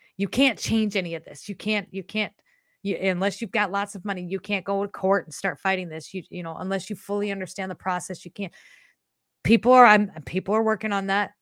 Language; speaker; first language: English; native; English